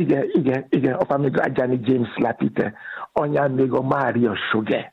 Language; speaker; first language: Hungarian; non-native, learner; Yoruba